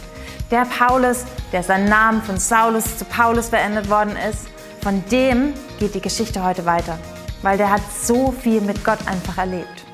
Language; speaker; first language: German; native; German